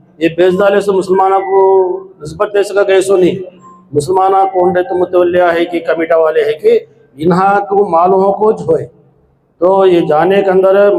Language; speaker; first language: Urdu; native; Urdu